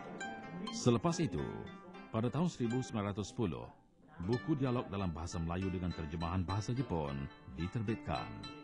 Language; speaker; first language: Malay; native; Malay